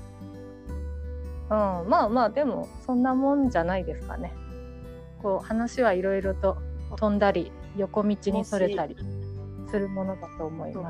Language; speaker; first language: Japanese; native; Japanese